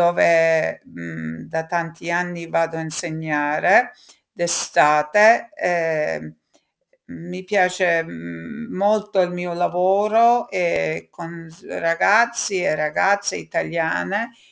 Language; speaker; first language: Italian; non-native, fluent; English